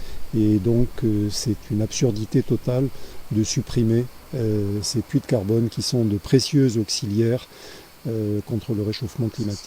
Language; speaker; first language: French; native; French